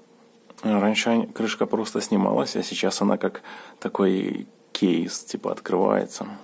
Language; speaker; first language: Russian; native; Russian